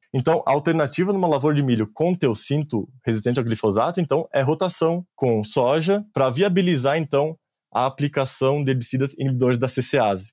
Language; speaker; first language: Portuguese; native; Portuguese